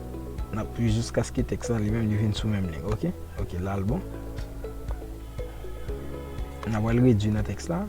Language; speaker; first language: French; non-native, local second language; Haitian Creole